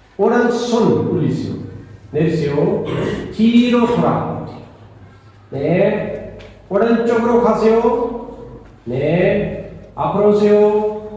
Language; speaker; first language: Korean; non-native, fluent; Urdu